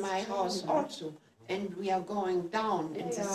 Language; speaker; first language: English; non-native, learner; German